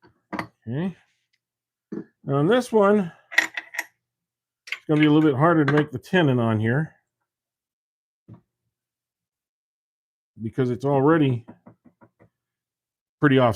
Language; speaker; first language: English; native; English